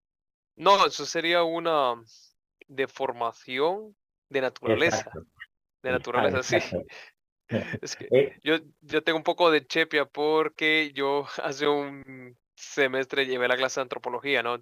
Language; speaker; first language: Spanish; native; Spanish